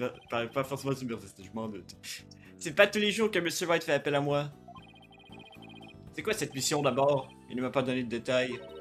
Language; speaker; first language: French; native; French